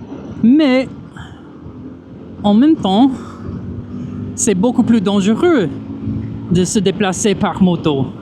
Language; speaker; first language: French; non-native, fluent; English